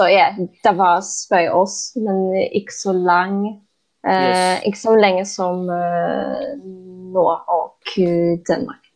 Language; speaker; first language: Danish; non-native, fluent; Polish